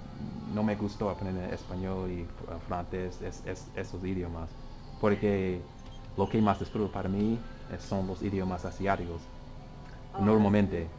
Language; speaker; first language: Spanish; non-native, learner; English